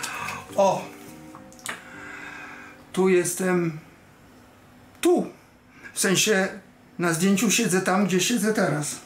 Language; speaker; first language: Polish; early bilingual, heritage; Dutch